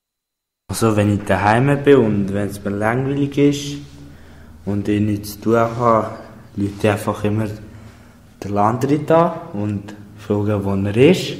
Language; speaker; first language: German; early bilingual, other home language; Albanian